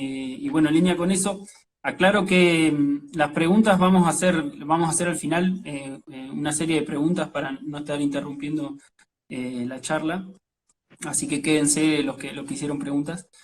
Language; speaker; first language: Spanish; native; Spanish